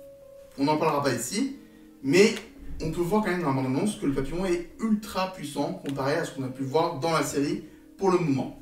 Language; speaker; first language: French; native; French